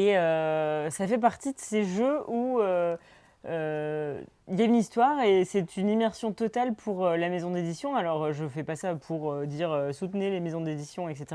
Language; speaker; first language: French; native; French